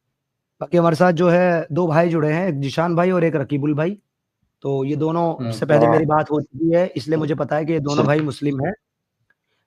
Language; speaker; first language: Hindi; native; Hindi